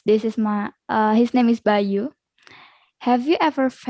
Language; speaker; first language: English; non-native, learner; Indonesian